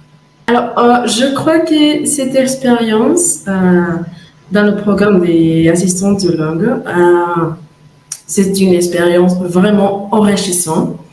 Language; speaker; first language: French; non-native, fluent; Spanish